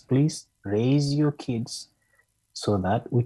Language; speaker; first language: English; non-native, local second language; Luyia